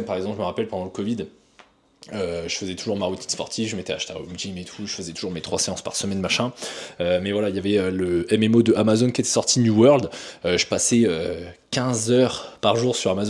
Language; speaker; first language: French; native; French